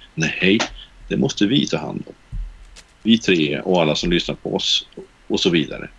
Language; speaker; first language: Swedish; native; Swedish